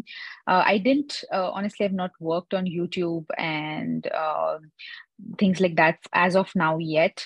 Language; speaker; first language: English; non-native, local second language; Hindi